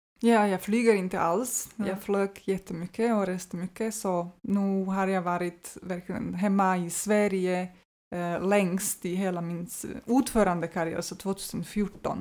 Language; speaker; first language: Swedish; non-native, fluent; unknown